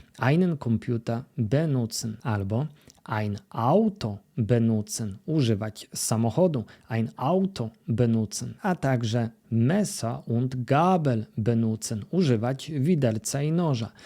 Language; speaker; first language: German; non-native, fluent; Polish